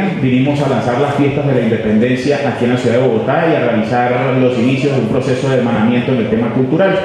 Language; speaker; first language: Spanish; native; Spanish